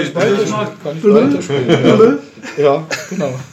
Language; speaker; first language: German; native; German